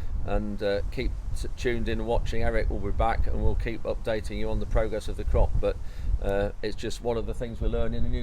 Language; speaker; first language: English; native; English